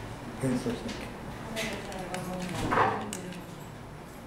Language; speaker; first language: Japanese; native; Japanese